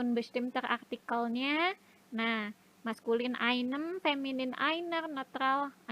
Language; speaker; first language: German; non-native, fluent; Indonesian